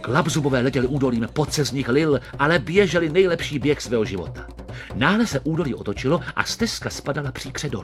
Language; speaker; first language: Czech; native; Czech